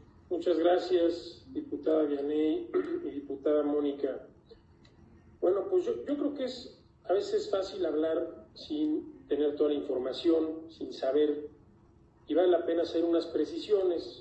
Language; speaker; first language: Spanish; native; Spanish